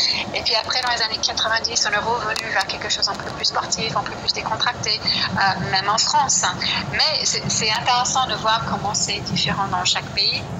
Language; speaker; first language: French; non-native, fluent; English